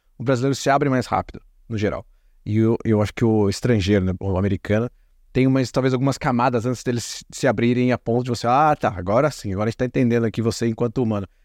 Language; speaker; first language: Portuguese; native; Portuguese